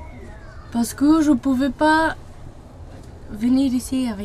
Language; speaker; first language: French; non-native, learner; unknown